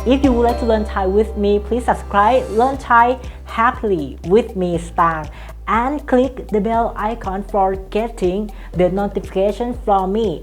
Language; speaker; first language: English; non-native, fluent; Thai